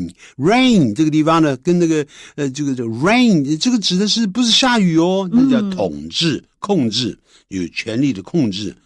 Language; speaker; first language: Chinese; native; Chinese